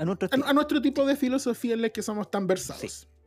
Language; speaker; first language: Spanish; native; Spanish